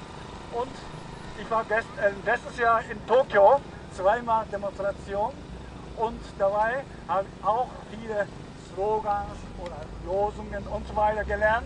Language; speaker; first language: German; non-native, fluent; Japanese